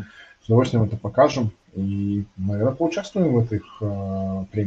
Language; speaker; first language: Russian; native; Russian